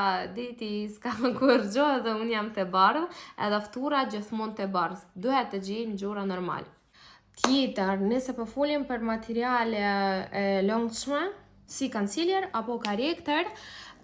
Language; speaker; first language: Albanian; non-native, learner; Russian